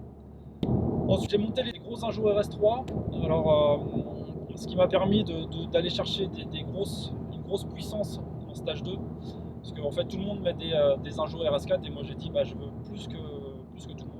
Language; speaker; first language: French; native; French